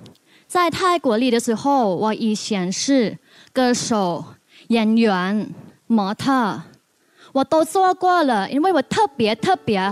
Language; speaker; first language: Chinese; non-native, learner; Thai